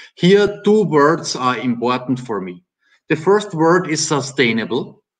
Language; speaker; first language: English; non-native, fluent; German